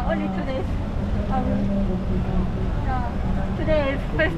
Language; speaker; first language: English; non-native, learner; Japanese